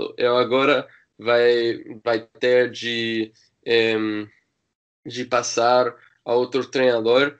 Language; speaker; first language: Portuguese; non-native, learner; English